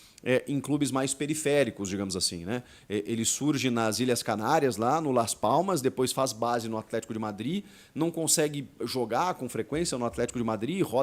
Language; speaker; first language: Portuguese; native; Portuguese